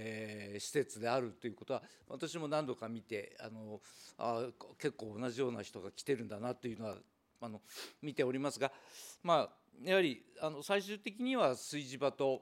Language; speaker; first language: Japanese; native; Japanese